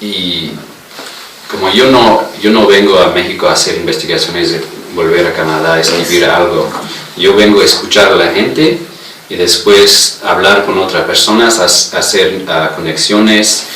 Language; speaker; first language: Spanish; non-native, fluent; English